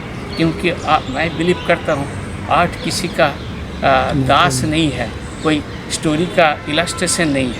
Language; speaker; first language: Hindi; non-native, local second language; Bangla